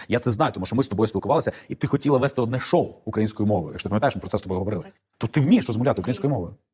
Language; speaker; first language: Ukrainian; non-native, local second language; Russian